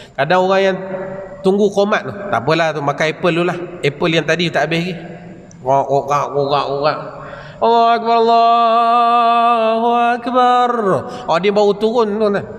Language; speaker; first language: Malay; native; Malay